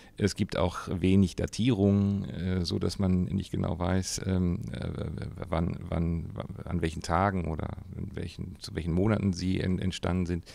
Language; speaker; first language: German; native; German